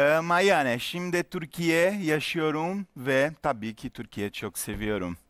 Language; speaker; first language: Turkish; non-native, learner; Portuguese